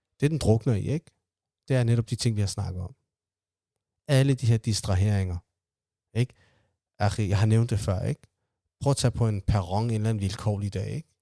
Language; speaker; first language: Danish; early bilingual, other home language; Somali